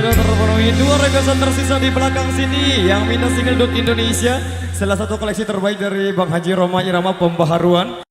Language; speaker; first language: Indonesian; non-native, local second language; Sasak